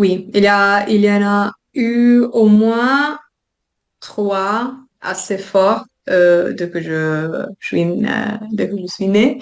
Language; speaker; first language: French; non-native, fluent; Italian